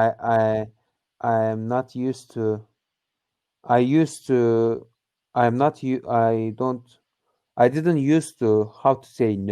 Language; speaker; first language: English; non-native, learner; Turkish